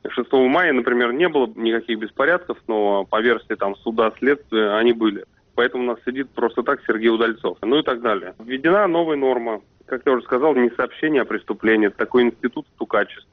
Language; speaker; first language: Russian; native; Russian